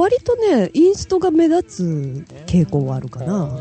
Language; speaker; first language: Japanese; native; Japanese